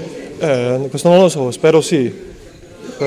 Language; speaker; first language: Italian; non-native, learner; Hungarian